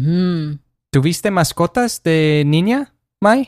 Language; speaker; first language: Spanish; non-native, fluent; English